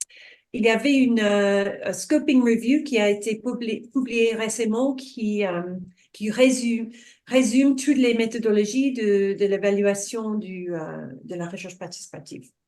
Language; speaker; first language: French; non-native, fluent; English